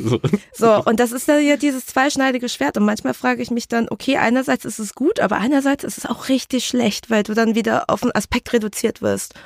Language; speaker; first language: German; early bilingual, other home language; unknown